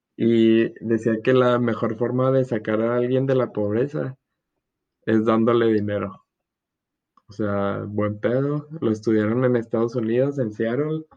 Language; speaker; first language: Spanish; native; Spanish